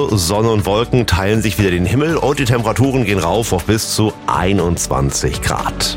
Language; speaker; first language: German; native; German